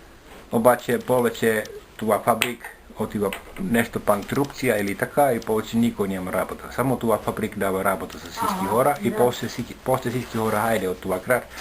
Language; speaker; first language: Bulgarian; non-native, learner; Finnish